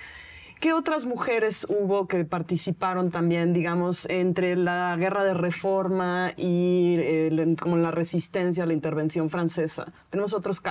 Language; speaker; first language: Spanish; native; Spanish